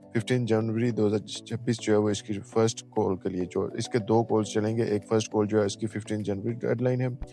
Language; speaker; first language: Urdu; native; Urdu